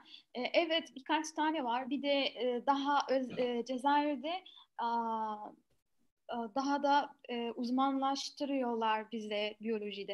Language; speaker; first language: Turkish; non-native, fluent; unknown